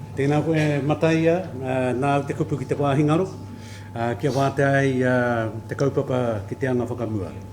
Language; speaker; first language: Māori; native; Māori